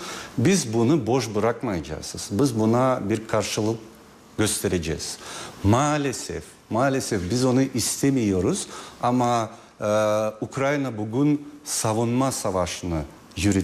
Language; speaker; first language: Turkish; non-native, fluent; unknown